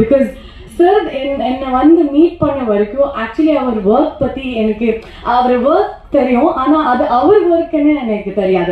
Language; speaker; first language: Tamil; non-native, learner; Kannada